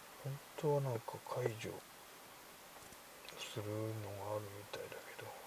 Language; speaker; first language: Japanese; native; Japanese